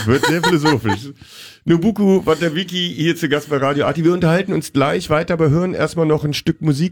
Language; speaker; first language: German; native; German